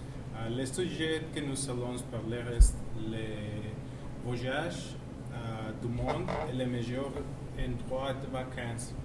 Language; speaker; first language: French; non-native, learner; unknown